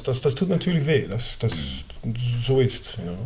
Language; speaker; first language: German; non-native, fluent; Dutch